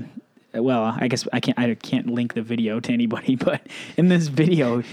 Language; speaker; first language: English; native; English